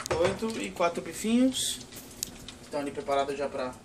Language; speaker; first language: Portuguese; native; Portuguese